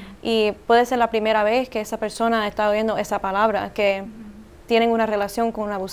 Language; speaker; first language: Spanish; early bilingual, heritage; Spanish